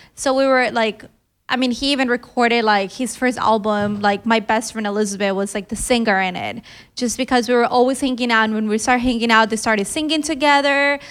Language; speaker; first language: English; early bilingual, other home language; Filipino